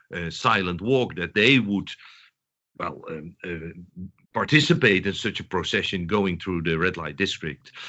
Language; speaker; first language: English; non-native, fluent; Dutch